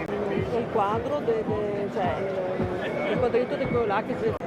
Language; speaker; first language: Italian; native; Italian